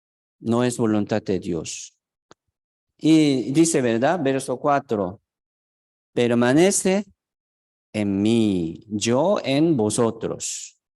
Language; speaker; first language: Spanish; non-native, fluent; Korean